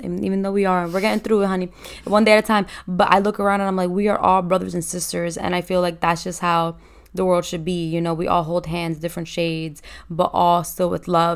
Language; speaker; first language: English; early bilingual, other home language; Spanish